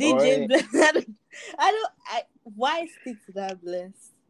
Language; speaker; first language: English; non-native, local second language; Yoruba